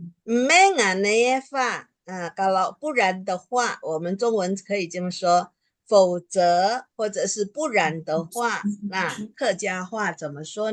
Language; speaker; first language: Chinese; early bilingual, heritage; Chinese